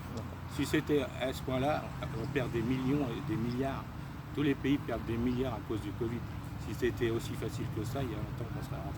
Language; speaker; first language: French; native; French